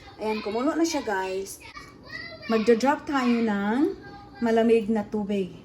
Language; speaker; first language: Filipino; non-native, local second language; Cebuano